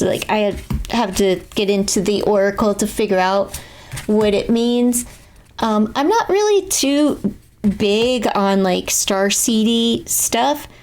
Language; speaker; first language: English; native; English